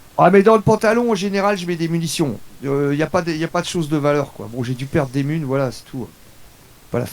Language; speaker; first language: French; native; French